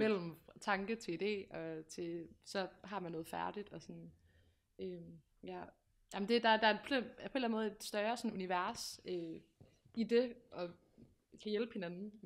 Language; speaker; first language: Danish; native; Danish